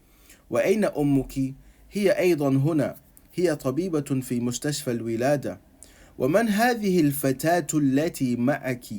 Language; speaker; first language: Arabic; non-native, fluent; English